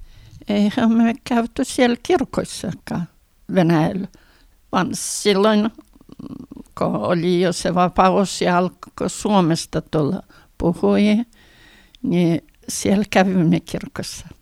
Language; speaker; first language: Finnish; early bilingual, heritage; Finnish